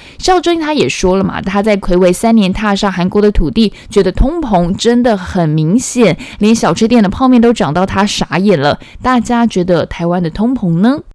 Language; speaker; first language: Chinese; non-native, fluent; Korean